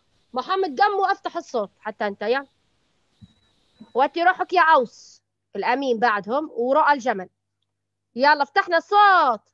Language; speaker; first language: Arabic; native; Arabic